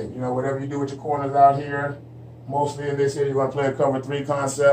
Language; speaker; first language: English; native; English